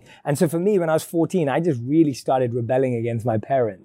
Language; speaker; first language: English; native; English